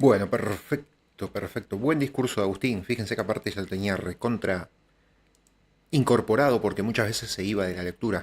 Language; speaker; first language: Spanish; native; Spanish